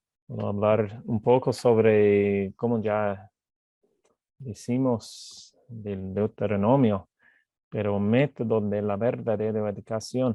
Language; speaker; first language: Spanish; non-native, fluent; English